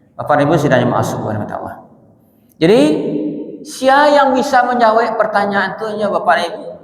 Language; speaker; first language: Malay; non-native, local second language; Minangkabau